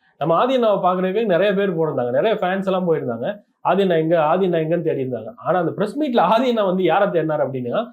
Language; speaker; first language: Tamil; native; Tamil